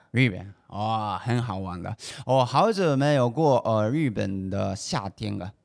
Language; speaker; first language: Chinese; non-native, fluent; Japanese